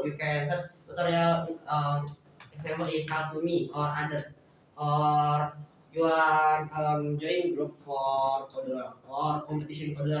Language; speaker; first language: English; non-native, learner; Indonesian